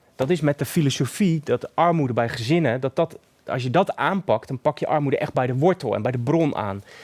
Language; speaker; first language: Dutch; native; Dutch